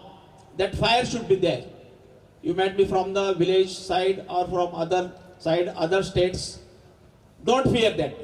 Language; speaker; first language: English; non-native, local second language; Telugu